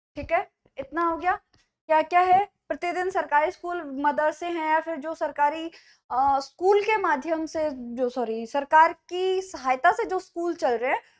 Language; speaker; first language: Hindi; native; Hindi